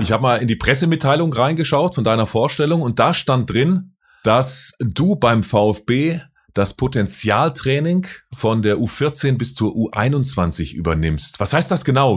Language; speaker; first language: German; native; German